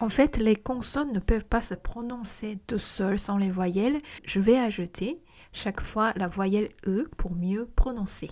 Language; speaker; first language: French; non-native, fluent; Korean